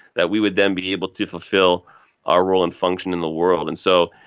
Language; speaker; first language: English; native; English